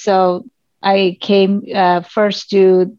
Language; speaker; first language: English; non-native, local second language; Tamil